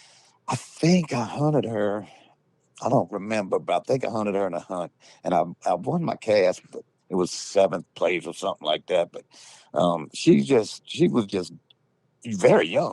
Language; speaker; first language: English; native; English